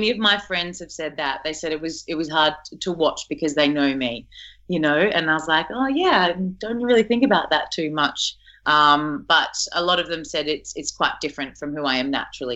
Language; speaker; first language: English; native; English